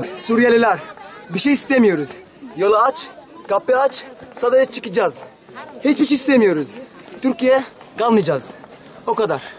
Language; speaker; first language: Turkish; non-native, fluent; Arabic